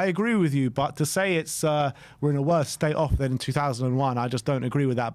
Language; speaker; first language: English; native; English